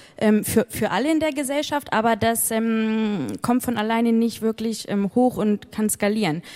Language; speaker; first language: German; native; German